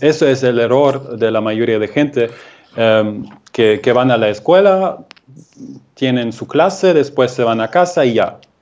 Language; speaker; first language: Spanish; non-native, fluent; German